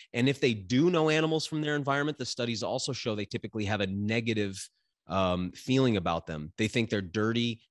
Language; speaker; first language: English; native; English